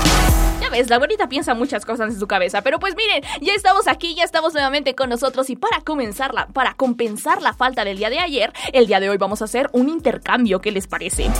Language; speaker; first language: Spanish; native; Spanish